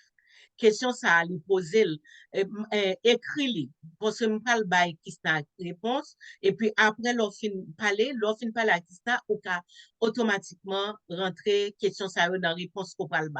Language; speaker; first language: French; non-native, local second language; Haitian Creole